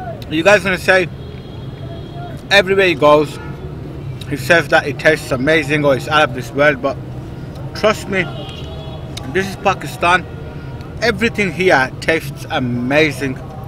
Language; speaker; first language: English; early bilingual, other home language; Hindi